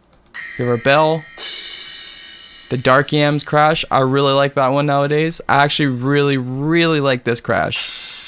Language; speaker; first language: English; native; English